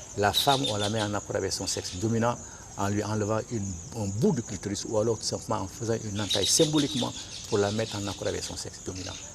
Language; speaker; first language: French; non-native, local second language; Bambara